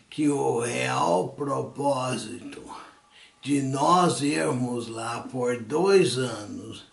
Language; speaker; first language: Portuguese; non-native, fluent; English